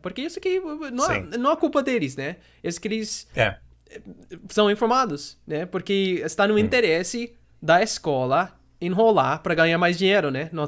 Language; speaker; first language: Portuguese; non-native, fluent; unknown